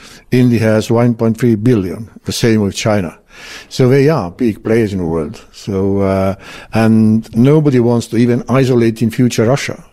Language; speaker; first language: English; non-native, fluent; Estonian